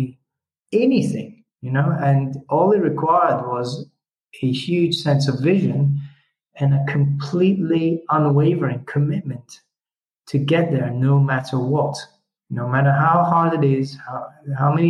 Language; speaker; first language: English; non-native, fluent; Italian